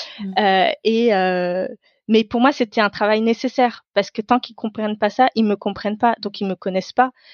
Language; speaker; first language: French; non-native, local second language; Tamil